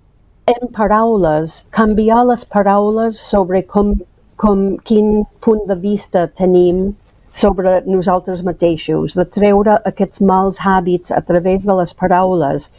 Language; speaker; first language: Catalan; non-native, fluent; English